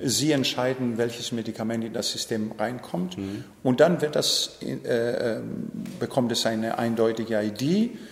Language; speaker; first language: German; non-native, fluent; Greek